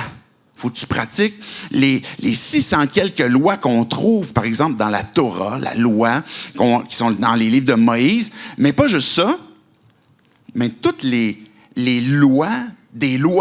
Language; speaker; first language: French; native; French